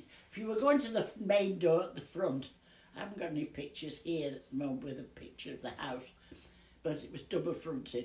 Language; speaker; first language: English; native; English